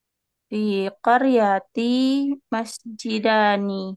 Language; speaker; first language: Arabic; non-native, learner; Indonesian